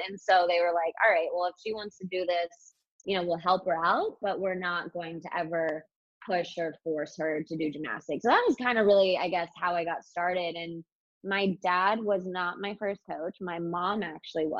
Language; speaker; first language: English; native; English